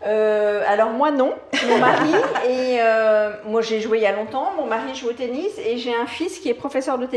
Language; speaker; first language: French; native; French